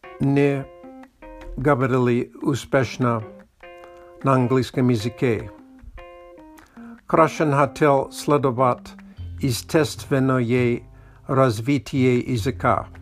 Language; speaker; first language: Russian; non-native, learner; English